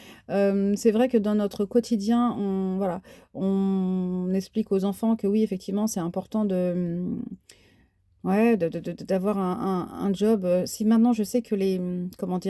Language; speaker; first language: French; native; French